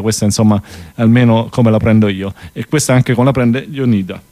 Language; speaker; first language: Italian; native; Italian